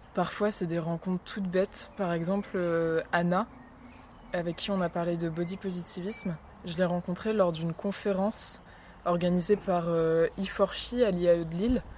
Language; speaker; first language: French; native; French